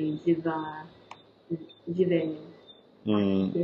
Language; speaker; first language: French; non-native, learner; English